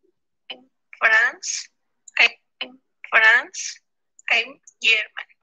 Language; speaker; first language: English; non-native, learner; Spanish